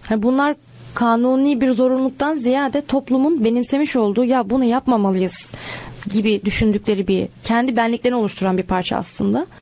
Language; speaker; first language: Turkish; native; Turkish